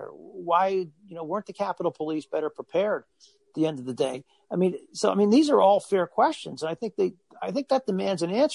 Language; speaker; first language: English; native; English